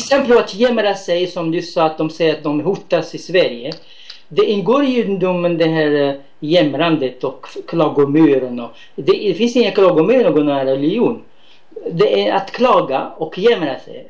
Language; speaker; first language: Swedish; non-native, fluent; Arabic